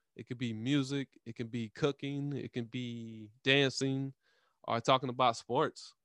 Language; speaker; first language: English; native; English